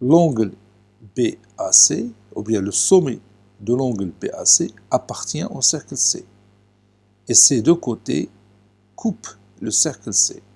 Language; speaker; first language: French; non-native, local second language; Arabic